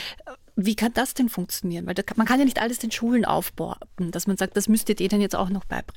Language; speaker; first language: German; native; German